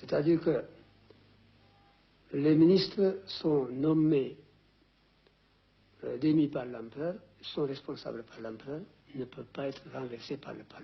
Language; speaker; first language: French; non-native, fluent; Amharic